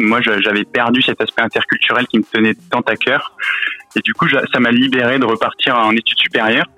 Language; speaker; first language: French; native; French